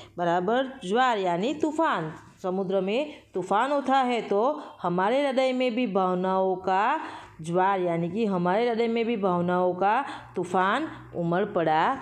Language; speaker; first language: Hindi; non-native, local second language; Gujarati